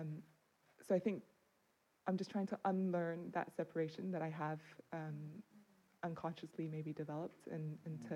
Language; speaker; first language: English; non-native, local second language; Cantonese